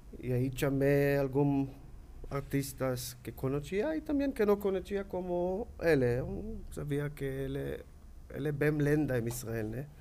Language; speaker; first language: Portuguese; non-native, learner; Hebrew